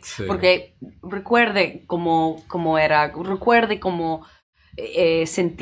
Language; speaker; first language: Spanish; non-native, fluent; English